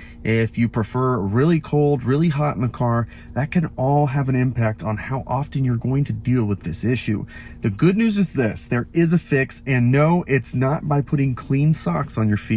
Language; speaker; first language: English; native; English